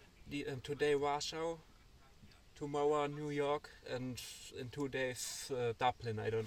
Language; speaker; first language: English; non-native, learner; German